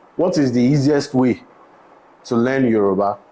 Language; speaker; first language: English; non-native, local second language; Yoruba